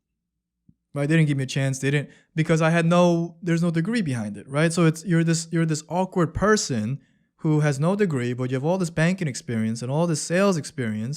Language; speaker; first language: English; early bilingual, other home language; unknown